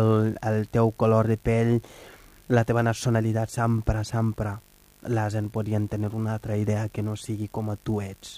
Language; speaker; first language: Catalan; non-native, fluent; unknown